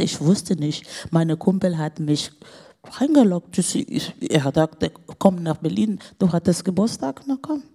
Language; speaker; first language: German; non-native, fluent; Portuguese